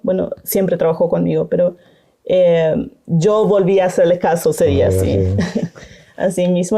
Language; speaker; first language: Spanish; non-native, local second language; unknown